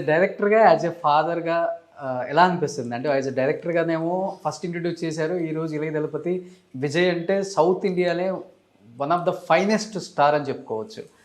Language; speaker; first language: Telugu; native; Telugu